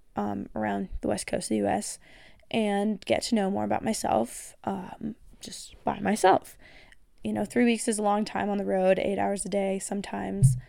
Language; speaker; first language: English; native; English